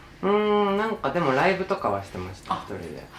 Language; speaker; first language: Japanese; native; Japanese